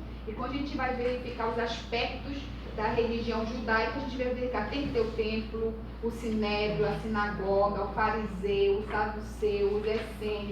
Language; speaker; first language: Portuguese; native; Portuguese